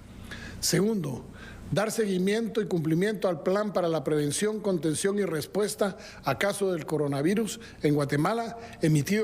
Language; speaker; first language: Spanish; native; Spanish